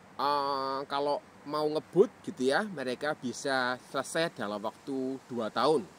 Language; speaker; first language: Indonesian; native; Indonesian